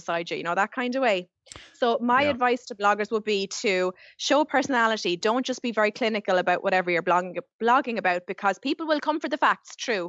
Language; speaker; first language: English; native; English